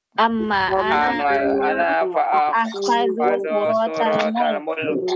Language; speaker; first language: Arabic; non-native, learner; Indonesian